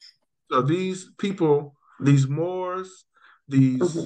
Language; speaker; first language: English; native; English